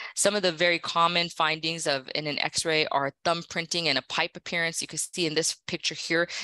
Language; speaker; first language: English; native; English